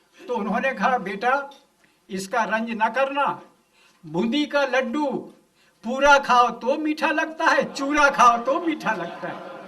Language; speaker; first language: Hindi; non-native, local second language; Gujarati